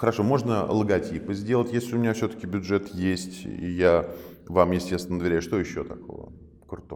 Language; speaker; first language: Russian; native; Russian